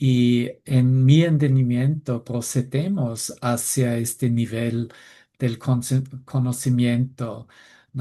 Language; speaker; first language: Spanish; non-native, fluent; German